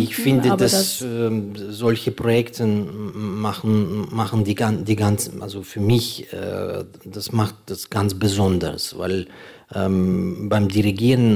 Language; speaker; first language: German; non-native, fluent; Ukrainian